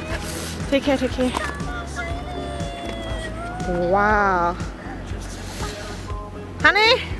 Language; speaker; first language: English; non-native, learner; Thai